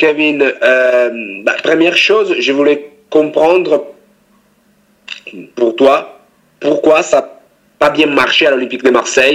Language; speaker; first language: French; non-native, fluent; Italian